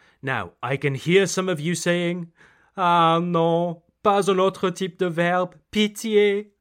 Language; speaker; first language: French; non-native, fluent; English